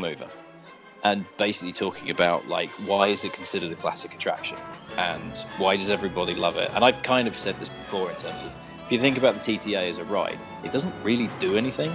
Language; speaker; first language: English; native; English